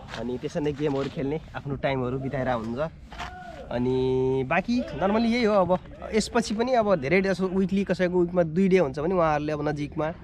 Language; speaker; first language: Nepali; native; Nepali